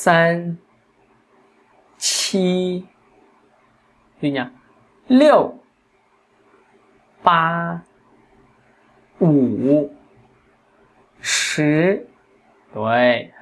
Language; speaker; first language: Chinese; non-native, fluent; Vietnamese